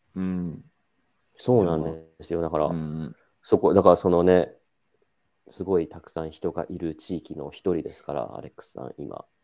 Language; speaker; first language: Japanese; native; Japanese